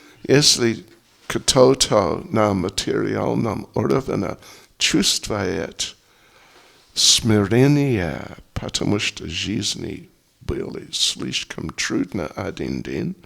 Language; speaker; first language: Russian; non-native, learner; English